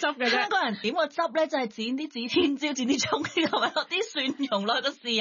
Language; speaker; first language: Cantonese; native; Cantonese